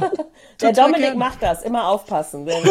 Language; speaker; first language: German; native; German